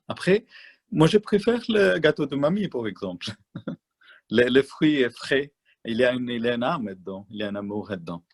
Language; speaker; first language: French; non-native, learner; Malayalam